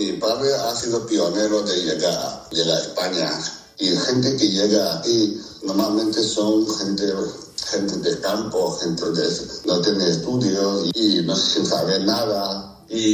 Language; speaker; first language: Spanish; non-native, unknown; Chinese